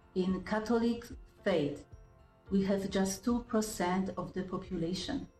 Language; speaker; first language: English; non-native, fluent; Indonesian